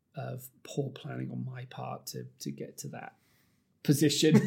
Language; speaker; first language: English; native; English